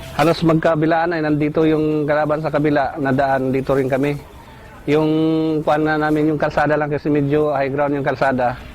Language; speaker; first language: Filipino; non-native, local second language; Cebuano